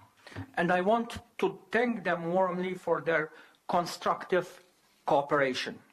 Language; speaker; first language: English; non-native, local second language; Maltese